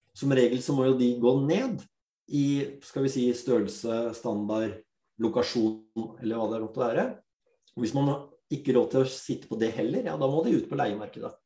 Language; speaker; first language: Norwegian; early bilingual, other home language; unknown